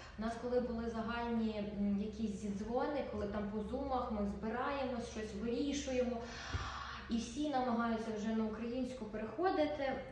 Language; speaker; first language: Ukrainian; non-native, local second language; Russian